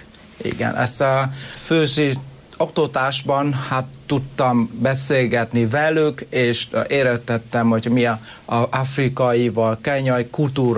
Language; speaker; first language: Hungarian; non-native, fluent; Vietnamese